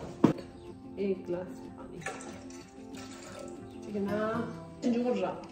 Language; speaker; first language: Hindi; non-native, local second language; Tibetan